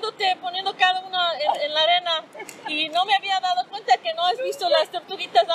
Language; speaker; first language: Spanish; early bilingual, other home language; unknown